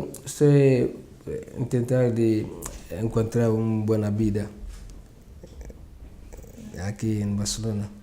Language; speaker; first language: Spanish; non-native, learner; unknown